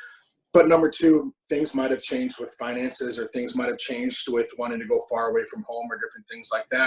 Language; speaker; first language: English; native; English